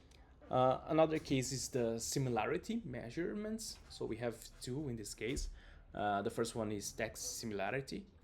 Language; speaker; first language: English; non-native, fluent; Portuguese